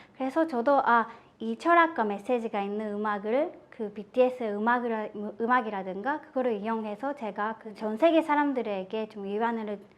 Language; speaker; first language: Korean; non-native, fluent; Japanese